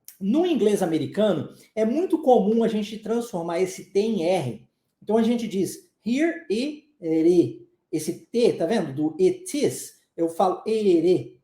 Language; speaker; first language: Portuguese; early bilingual, heritage; Portuguese